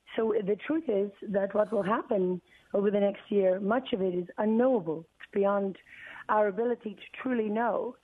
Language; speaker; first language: English; native; English